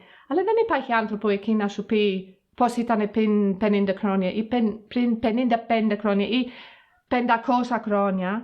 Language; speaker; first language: Greek; non-native, fluent; English